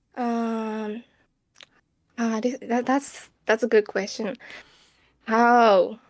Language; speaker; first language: English; non-native, fluent; Japanese